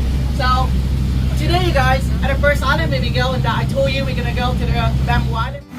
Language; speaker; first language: English; non-native, learner; Thai